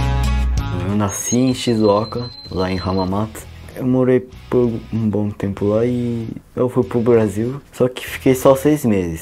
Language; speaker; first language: Portuguese; early bilingual, heritage; Portuguese